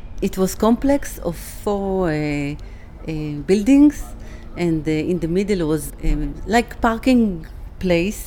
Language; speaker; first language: English; non-native, learner; Hebrew